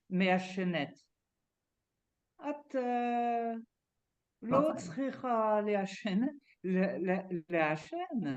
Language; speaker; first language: Hebrew; non-native, learner; French